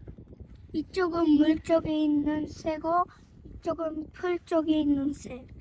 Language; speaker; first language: Korean; early bilingual, heritage; Japanese